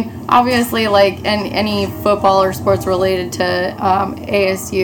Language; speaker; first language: English; native; English